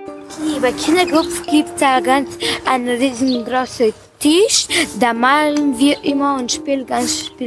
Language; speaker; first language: German; early bilingual, other home language; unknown